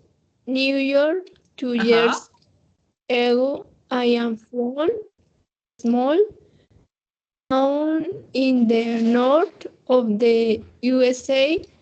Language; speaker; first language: English; non-native, learner; Spanish